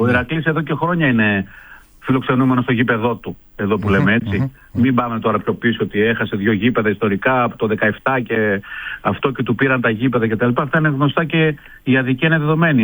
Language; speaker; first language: Greek; native; Greek